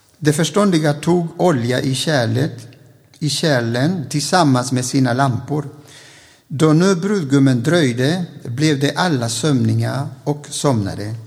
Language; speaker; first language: Swedish; non-native, fluent; Spanish